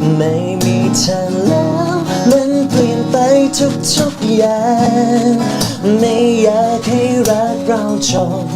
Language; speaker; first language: Thai; native; Thai